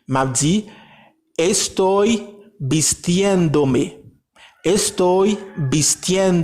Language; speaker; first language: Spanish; non-native, fluent; Haitian Creole